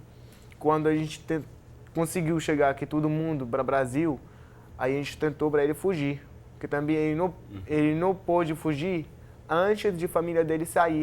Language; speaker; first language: Portuguese; non-native, learner; Arabic